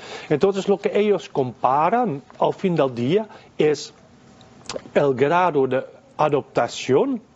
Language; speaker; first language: Spanish; non-native, fluent; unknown